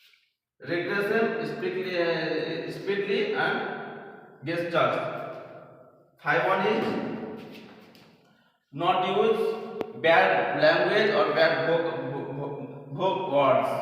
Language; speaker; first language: English; non-native, local second language; Bangla